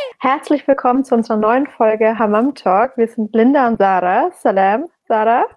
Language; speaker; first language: German; early bilingual, other home language; Persian